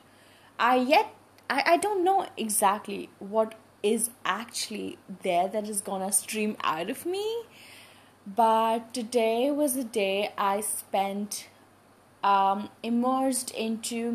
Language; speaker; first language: English; non-native, local second language; Hindi